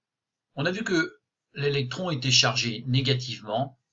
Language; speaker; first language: French; native; French